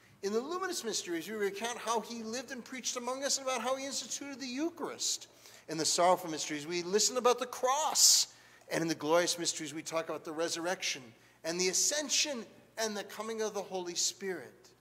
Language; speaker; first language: English; native; English